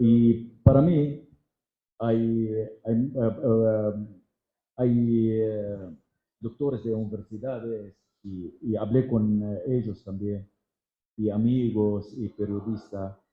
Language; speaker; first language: Spanish; non-native, fluent; Arabic